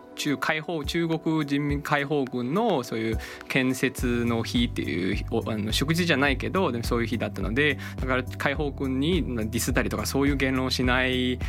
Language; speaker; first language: Japanese; non-native, fluent; Chinese